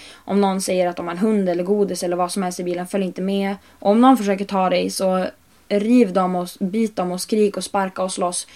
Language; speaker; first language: Swedish; native; Swedish